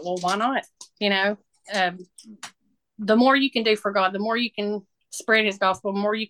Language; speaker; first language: English; native; English